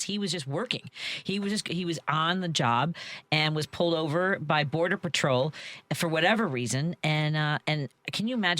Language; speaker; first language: English; native; English